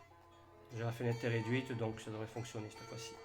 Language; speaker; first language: French; native; French